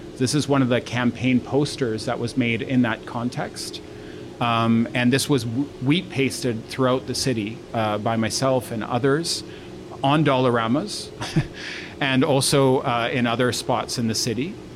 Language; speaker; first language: English; native; English